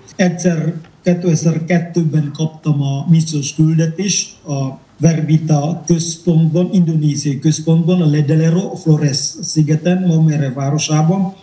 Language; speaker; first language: Hungarian; non-native, fluent; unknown